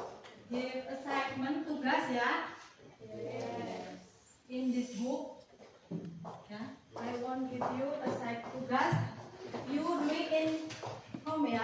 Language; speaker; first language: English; non-native, learner; Indonesian